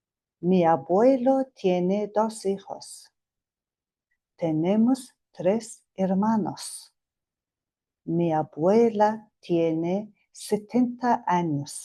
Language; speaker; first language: Spanish; non-native, fluent; Mongolian